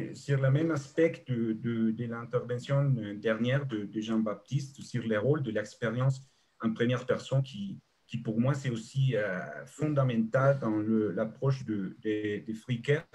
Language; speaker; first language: French; non-native, fluent; Spanish